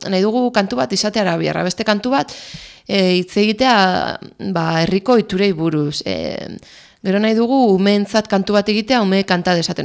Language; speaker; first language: Basque; non-native, local second language; Spanish